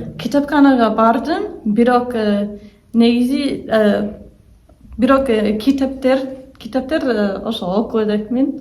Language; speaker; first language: Kyrgyz; non-native, learner; English